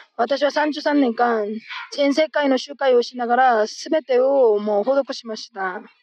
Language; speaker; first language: Japanese; non-native, fluent; Korean